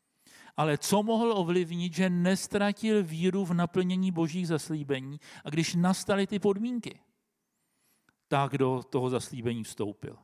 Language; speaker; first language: Czech; native; Czech